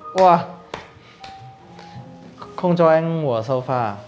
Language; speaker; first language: Vietnamese; non-native, fluent; Chinese